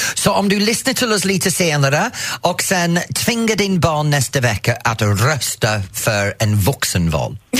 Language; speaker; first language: Swedish; non-native, fluent; English